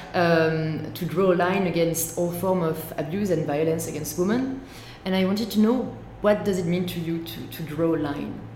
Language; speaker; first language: English; non-native, fluent; French